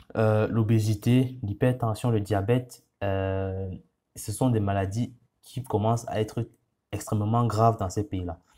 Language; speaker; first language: French; non-native, local second language; Ghomala